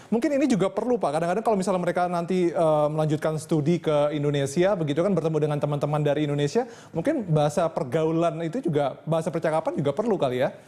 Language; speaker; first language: Indonesian; native; Indonesian